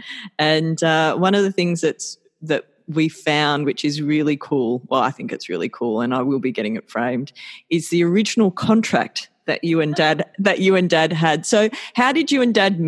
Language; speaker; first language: English; native; English